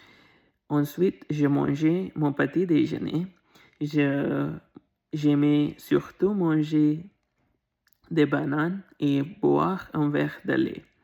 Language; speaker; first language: French; non-native, learner; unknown